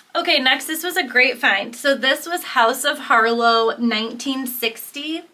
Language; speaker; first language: English; native; English